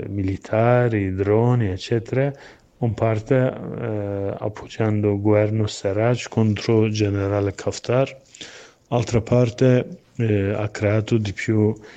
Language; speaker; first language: Italian; non-native, learner; Kurdish